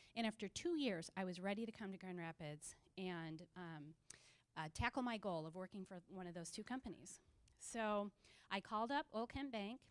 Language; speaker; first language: English; native; English